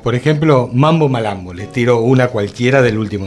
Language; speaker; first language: Spanish; native; Spanish